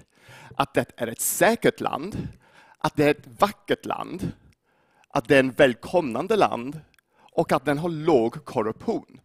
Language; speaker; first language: Swedish; non-native, fluent; English